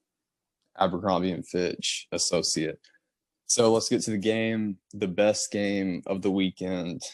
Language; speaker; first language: English; native; English